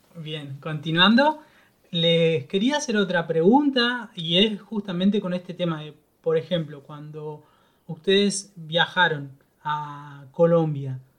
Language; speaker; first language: Spanish; native; Spanish